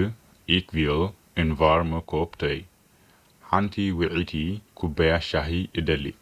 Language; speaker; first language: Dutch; non-native, fluent; Tigrinya